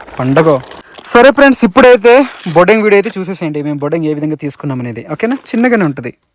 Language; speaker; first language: Telugu; native; Telugu